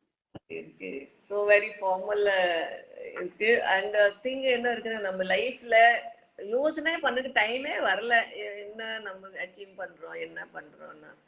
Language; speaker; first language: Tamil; non-native, local second language; Hindi